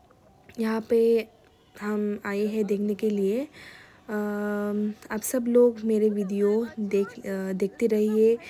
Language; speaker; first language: Hindi; non-native, local second language; Kok Borok